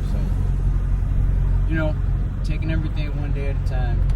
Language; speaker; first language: English; native; English